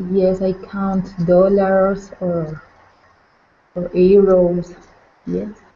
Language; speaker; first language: English; non-native, learner; Spanish